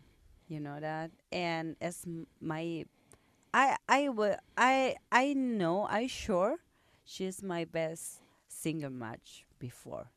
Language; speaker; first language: English; non-native, learner; Spanish